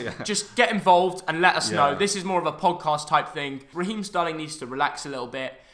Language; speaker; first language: English; native; English